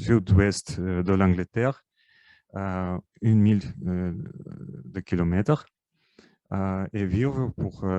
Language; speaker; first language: French; non-native, learner; Russian